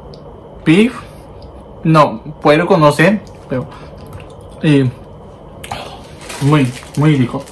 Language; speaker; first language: Spanish; non-native, learner; Japanese